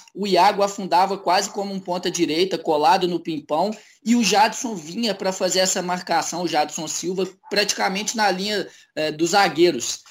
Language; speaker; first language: Portuguese; native; Portuguese